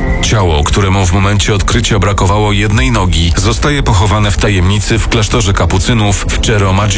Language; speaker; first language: Polish; native; Polish